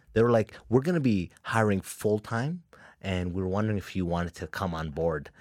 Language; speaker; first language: English; early bilingual, other home language; Arabic